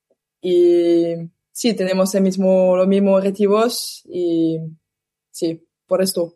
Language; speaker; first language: Spanish; non-native, learner; French